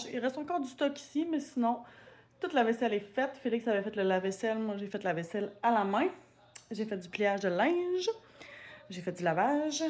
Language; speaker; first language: French; native; French